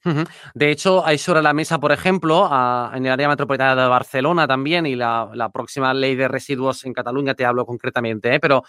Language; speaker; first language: Spanish; native; Spanish